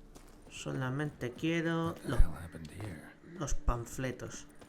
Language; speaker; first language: Spanish; native; Spanish